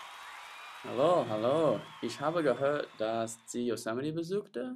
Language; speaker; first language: German; non-native, learner; English